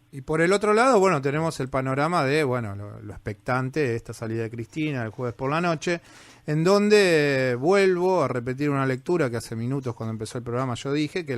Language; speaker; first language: Spanish; native; Spanish